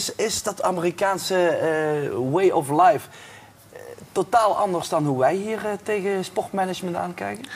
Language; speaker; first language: Dutch; native; Dutch